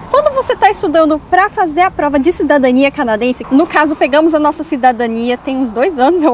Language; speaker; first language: Portuguese; native; Portuguese